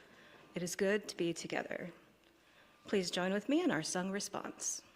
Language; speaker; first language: English; native; English